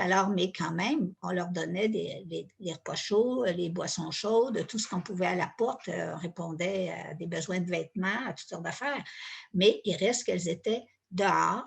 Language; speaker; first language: French; native; French